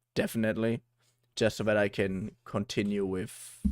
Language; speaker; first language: English; non-native, fluent; German